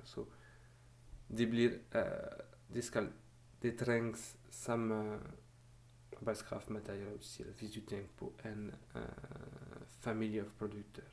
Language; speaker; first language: Norwegian; non-native, fluent; French